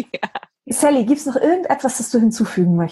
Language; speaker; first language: German; native; German